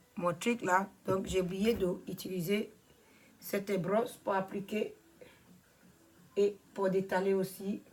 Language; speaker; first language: French; non-native, learner; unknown